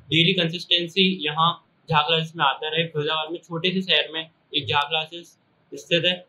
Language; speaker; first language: Hindi; native; Hindi